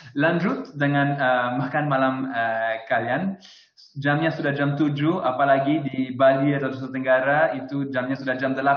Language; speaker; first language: Indonesian; non-native, fluent; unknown